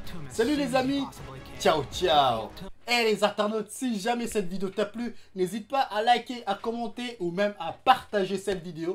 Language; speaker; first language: French; native; French